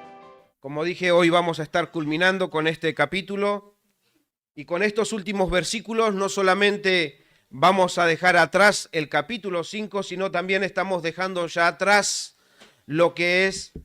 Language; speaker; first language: Spanish; native; Spanish